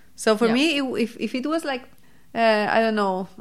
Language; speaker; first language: English; non-native, fluent; Spanish